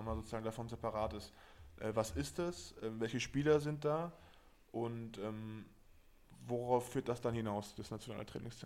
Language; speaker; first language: German; native; German